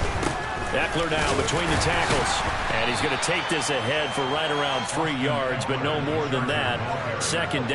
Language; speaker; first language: English; native; English